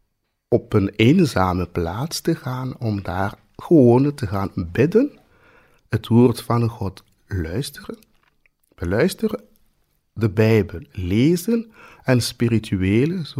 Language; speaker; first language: Dutch; non-native, fluent; Swahili